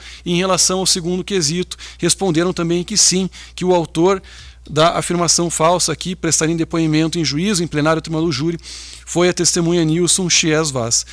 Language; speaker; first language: Portuguese; native; Portuguese